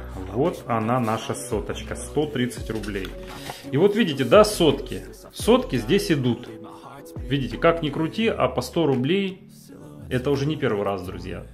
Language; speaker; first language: Russian; native; Russian